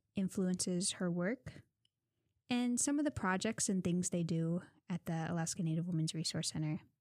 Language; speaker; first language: English; native; English